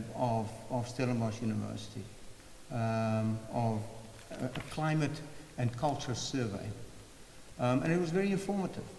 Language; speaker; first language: English; non-native, local second language; Afrikaans